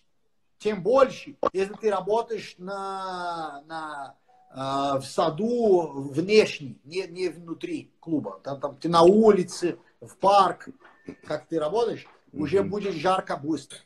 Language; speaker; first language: Russian; non-native, fluent; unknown